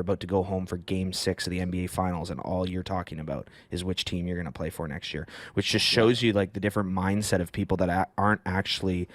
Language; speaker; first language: English; native; English